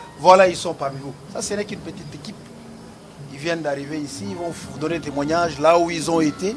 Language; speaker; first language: French; non-native, local second language; Lingala